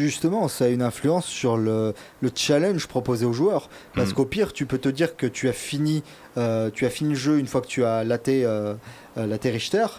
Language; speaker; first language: French; native; French